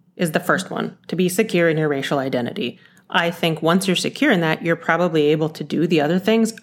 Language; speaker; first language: English; early bilingual, other home language; Yoruba